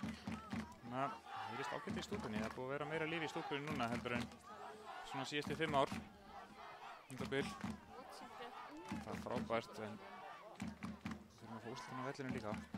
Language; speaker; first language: Icelandic; native; Icelandic